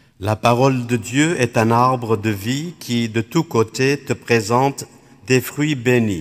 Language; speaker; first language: French; non-native, local second language; Arabic